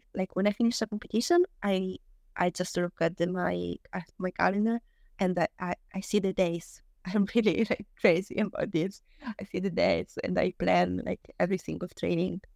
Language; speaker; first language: English; non-native, learner; Italian